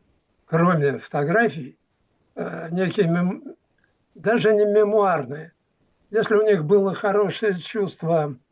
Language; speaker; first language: Russian; native; Russian